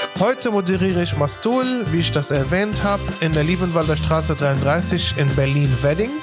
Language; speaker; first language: German; non-native, fluent; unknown